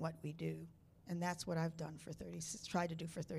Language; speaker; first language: English; native; English